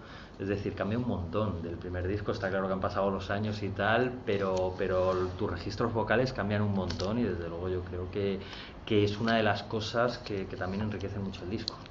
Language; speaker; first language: Spanish; native; Spanish